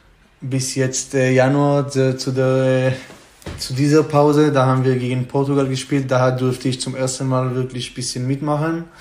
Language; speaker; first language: German; non-native, fluent; Hebrew